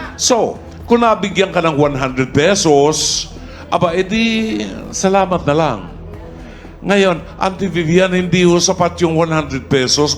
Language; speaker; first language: Filipino; native; Filipino